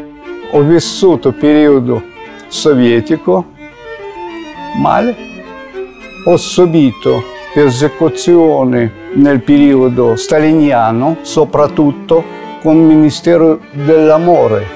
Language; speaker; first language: Italian; non-native, fluent; Russian